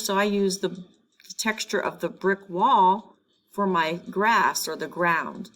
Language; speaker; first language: English; native; English